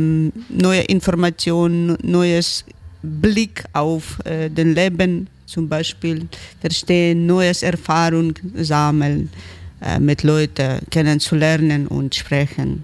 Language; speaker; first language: German; non-native, learner; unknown